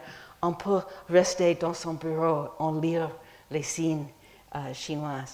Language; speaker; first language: French; non-native, fluent; English